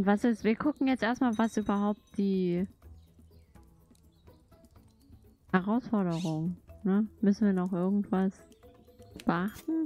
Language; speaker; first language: German; native; German